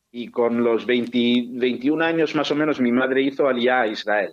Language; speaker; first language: Spanish; native; Spanish